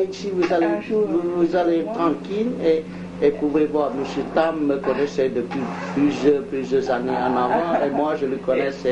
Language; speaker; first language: French; non-native, local second language; Vietnamese